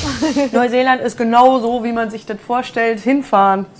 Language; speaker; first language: German; native; German